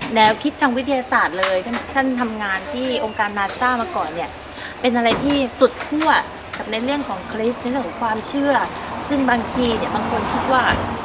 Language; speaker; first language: Thai; native; Thai